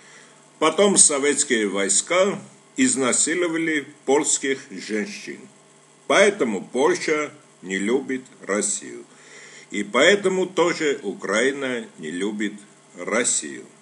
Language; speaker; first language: Russian; non-native, local second language; Armenian